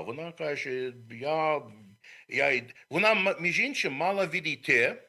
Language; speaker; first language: Ukrainian; early bilingual, heritage; Ukrainian